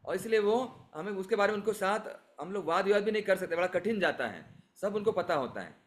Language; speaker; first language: Hindi; non-native, local second language; Marathi